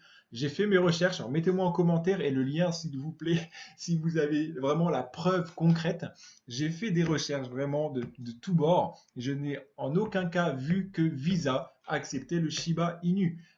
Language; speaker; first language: French; native; French